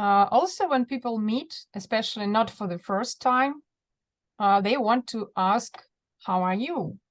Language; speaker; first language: English; non-native, fluent; Russian